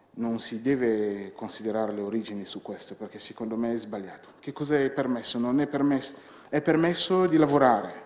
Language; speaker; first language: Italian; non-native, fluent; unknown